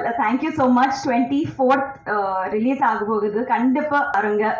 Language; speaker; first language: Tamil; non-native, learner; Telugu